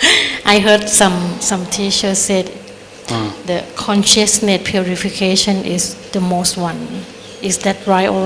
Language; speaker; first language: English; non-native, learner; Thai